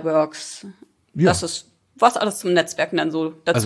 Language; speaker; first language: German; native; German